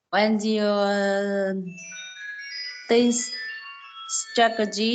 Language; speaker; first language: English; non-native, learner; Vietnamese